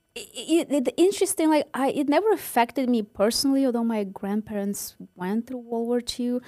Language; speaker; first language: English; non-native, fluent; Ukrainian